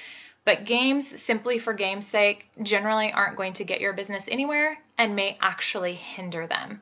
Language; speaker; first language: English; native; English